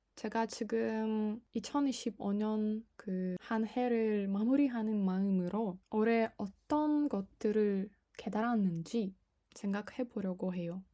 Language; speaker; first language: Korean; non-native, fluent; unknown